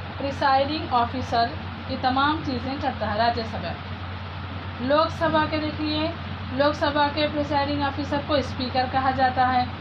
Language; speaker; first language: Urdu; native; Urdu